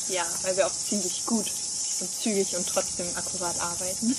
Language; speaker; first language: German; native; German